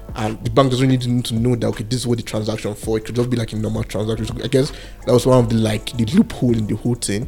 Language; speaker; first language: English; non-native, local second language; Igbo